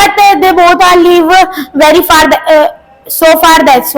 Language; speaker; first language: English; non-native, learner; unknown